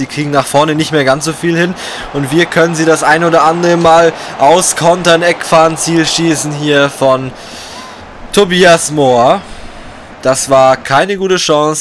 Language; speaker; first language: German; native; German